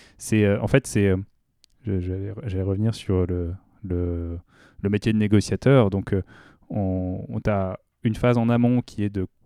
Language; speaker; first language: French; native; French